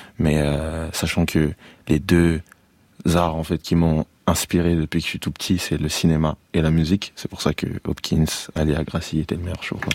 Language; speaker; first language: French; native; French